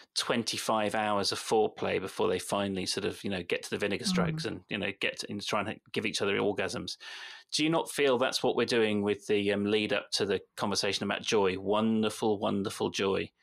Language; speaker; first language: English; native; English